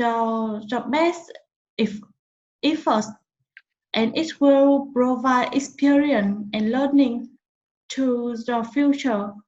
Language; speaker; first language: English; non-native, learner; Vietnamese